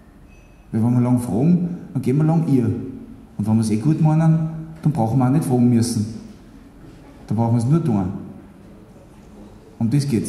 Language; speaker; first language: German; native; German